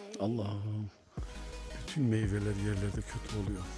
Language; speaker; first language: Turkish; native; Turkish